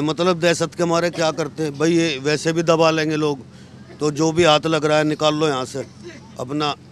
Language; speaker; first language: Hindi; native; Hindi